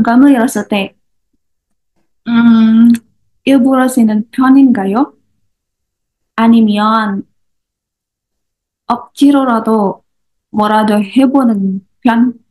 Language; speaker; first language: Korean; non-native, learner; Indonesian